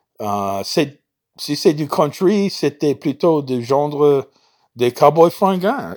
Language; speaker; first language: French; non-native, fluent; English